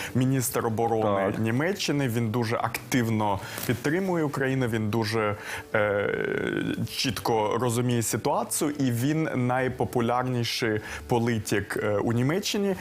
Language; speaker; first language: Ukrainian; early bilingual, heritage; Ukrainian